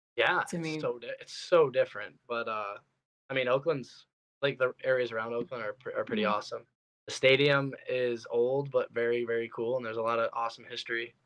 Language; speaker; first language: English; native; English